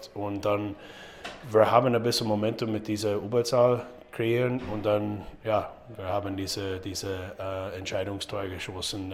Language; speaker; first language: German; non-native, learner; English